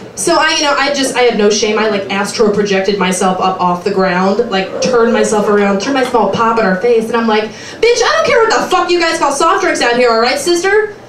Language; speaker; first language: English; native; English